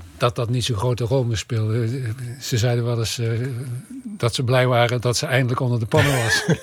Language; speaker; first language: Dutch; native; Dutch